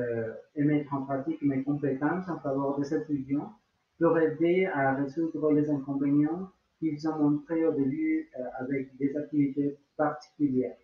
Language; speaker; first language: French; non-native, learner; Spanish